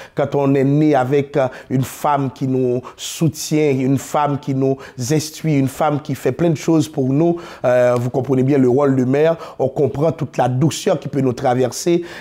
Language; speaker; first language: French; non-native, local second language; Haitian Creole